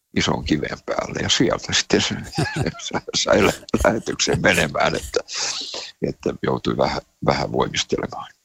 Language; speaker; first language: Finnish; native; Finnish